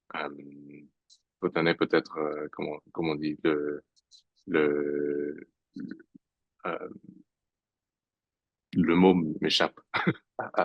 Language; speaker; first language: French; non-native, fluent; English